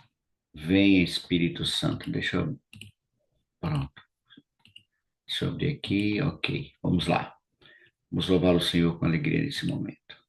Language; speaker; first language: Portuguese; native; Portuguese